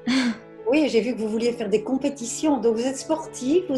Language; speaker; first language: French; native; French